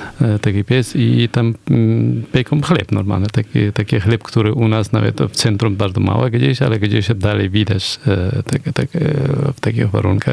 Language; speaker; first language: Polish; non-native, fluent; Persian